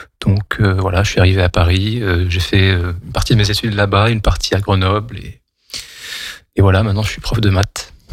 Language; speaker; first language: French; non-native, local second language; Kabyle